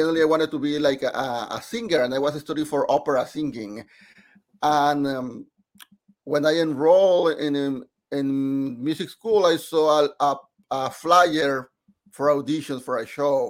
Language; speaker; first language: English; non-native, fluent; Spanish